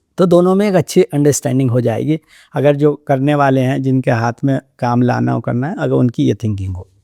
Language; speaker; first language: Hindi; native; Hindi